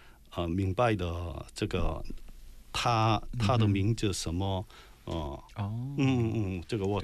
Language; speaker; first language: Chinese; non-native, learner; Korean